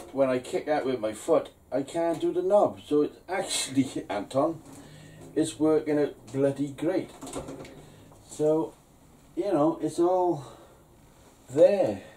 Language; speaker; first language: English; native; English